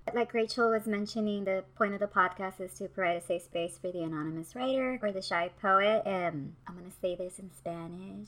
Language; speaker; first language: English; early bilingual, other home language; Spanish